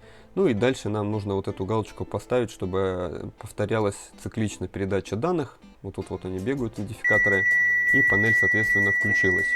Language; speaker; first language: Russian; native; Russian